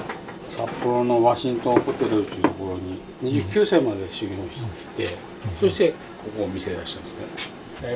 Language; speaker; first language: Japanese; native; Japanese